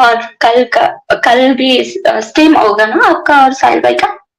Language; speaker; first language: Hindi; non-native, local second language; Kannada